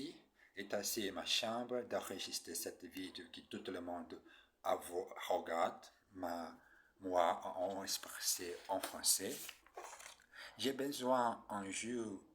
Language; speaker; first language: French; non-native, learner; Portuguese